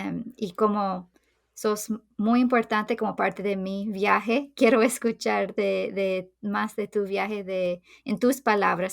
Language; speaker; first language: Spanish; non-native, fluent; English